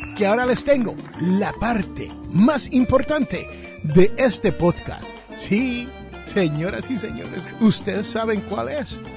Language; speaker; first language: Spanish; native; Spanish